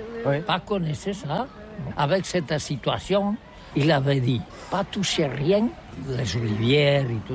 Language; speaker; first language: French; non-native, learner; Catalan